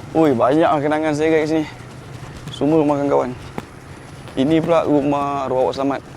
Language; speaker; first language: Malay; native; Malay